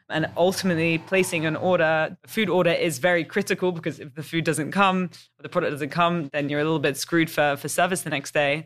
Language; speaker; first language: English; native; English